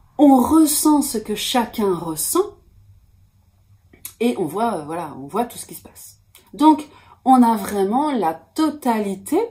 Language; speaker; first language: French; native; French